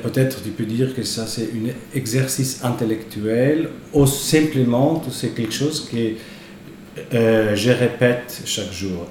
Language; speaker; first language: French; non-native, fluent; Italian